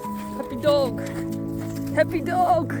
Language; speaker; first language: English; non-native, fluent; Dutch